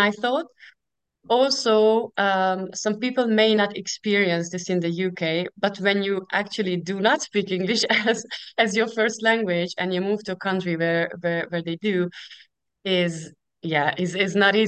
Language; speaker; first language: English; non-native, fluent; Hungarian